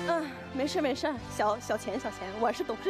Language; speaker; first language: Chinese; native; Chinese